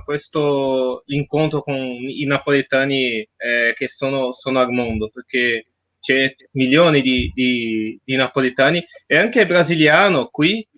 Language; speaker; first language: Italian; non-native, fluent; Portuguese